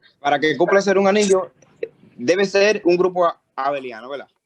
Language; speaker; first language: Spanish; native; Spanish